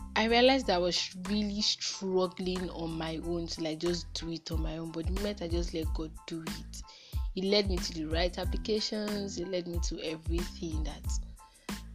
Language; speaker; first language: English; non-native, local second language; Yoruba